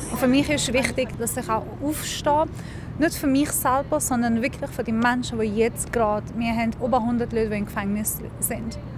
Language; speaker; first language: German; non-native, fluent; Persian